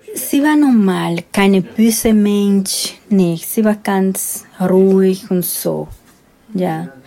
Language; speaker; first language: German; non-native, learner; Spanish